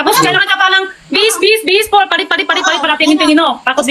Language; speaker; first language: Filipino; non-native, learner; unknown